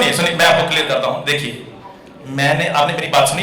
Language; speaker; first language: Hindi; native; Hindi